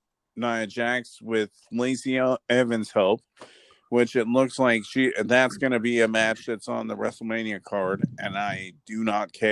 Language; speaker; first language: English; native; English